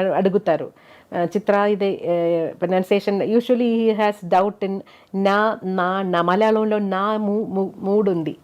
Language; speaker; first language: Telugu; non-native, fluent; Malayalam